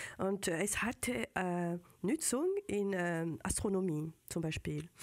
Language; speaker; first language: German; non-native, fluent; French